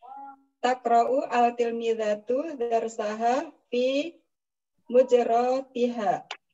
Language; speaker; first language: Arabic; non-native, learner; Indonesian